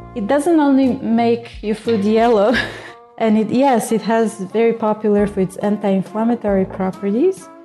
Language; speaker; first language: English; non-native, fluent; Bulgarian